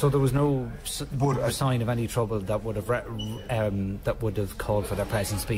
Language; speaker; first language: English; native; English